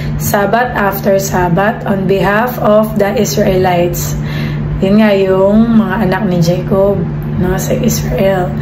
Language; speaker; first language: Filipino; native; Filipino